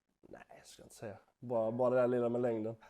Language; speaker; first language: Swedish; native; Swedish